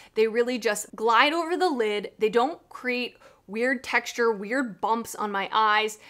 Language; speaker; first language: English; native; English